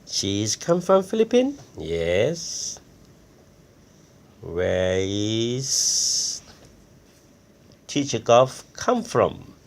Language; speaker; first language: English; non-native, learner; Thai